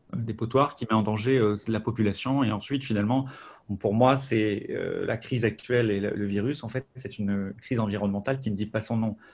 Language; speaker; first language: French; native; French